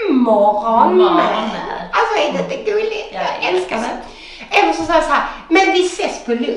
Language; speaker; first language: Swedish; native; Swedish